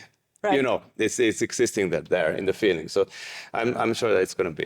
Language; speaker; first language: English; non-native, fluent; Finnish